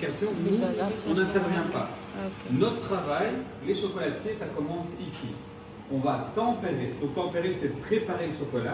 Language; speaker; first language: French; native; French